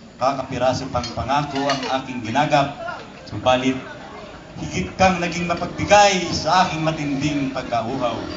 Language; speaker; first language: Filipino; native; Filipino